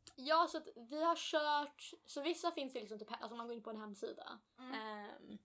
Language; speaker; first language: Swedish; early bilingual, other home language; English